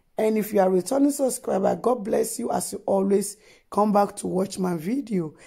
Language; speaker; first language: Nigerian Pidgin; non-native, local second language; Yoruba